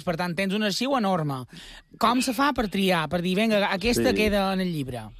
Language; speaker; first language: Catalan; native; Catalan